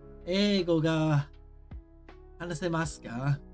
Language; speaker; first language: Japanese; non-native, learner; English